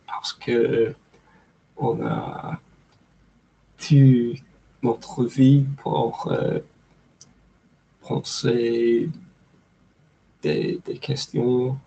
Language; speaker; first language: French; non-native, learner; English